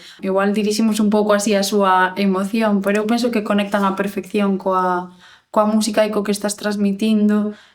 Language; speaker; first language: Galician; native; Galician